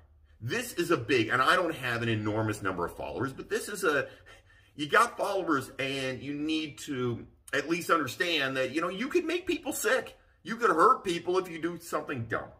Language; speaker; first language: English; native; English